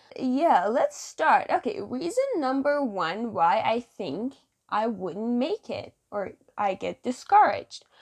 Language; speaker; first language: English; non-native, fluent; Persian